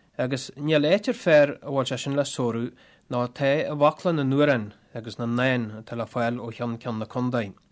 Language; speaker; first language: Irish; native; Irish